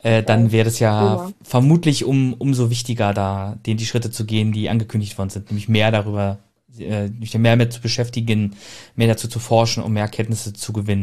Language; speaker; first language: German; native; German